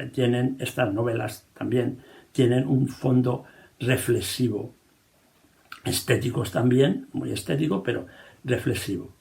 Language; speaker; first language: Spanish; native; Spanish